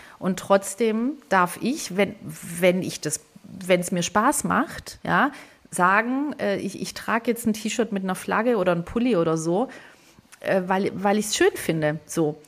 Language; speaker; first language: German; early bilingual, other home language; Greek